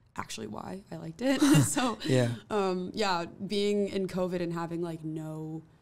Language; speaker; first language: English; native; English